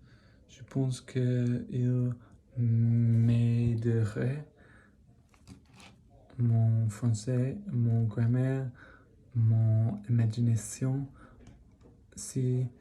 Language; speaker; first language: French; non-native, learner; English